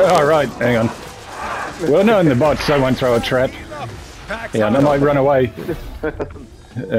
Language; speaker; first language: English; native; English